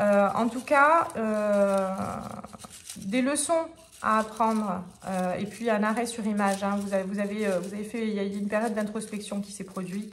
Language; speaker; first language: French; native; French